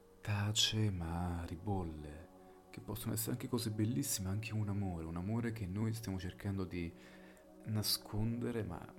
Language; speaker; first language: Italian; native; Italian